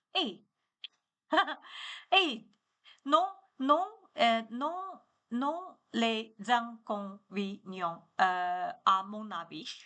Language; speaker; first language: French; non-native, learner; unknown